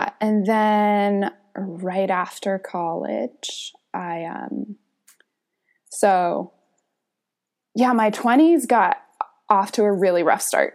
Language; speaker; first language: English; native; English